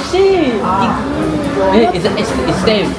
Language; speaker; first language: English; non-native, learner; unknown